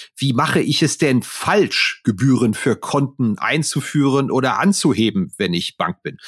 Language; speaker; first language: German; native; German